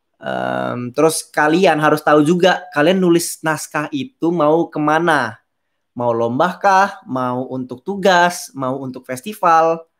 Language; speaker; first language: Indonesian; native; Indonesian